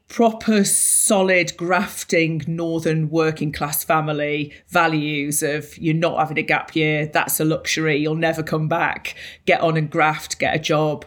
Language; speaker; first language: English; native; English